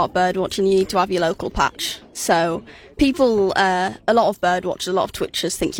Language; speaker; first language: English; native; English